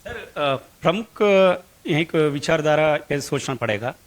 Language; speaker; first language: Hindi; non-native, local second language; Kannada